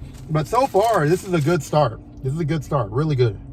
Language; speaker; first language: English; native; English